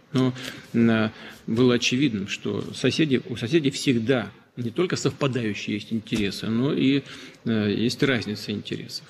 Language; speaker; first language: Russian; native; Russian